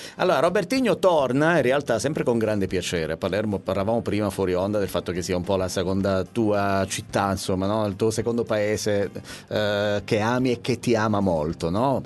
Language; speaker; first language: Italian; native; Italian